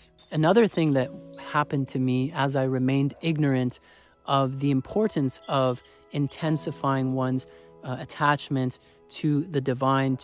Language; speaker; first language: English; native; English